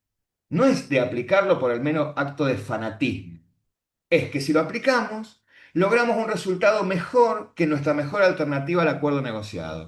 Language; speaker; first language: Spanish; native; Spanish